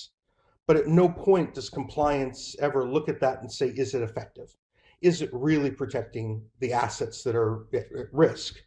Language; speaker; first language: English; native; English